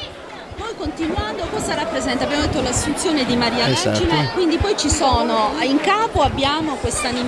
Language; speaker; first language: Italian; native; Italian